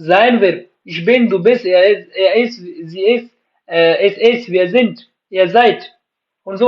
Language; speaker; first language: German; non-native, fluent; Pashto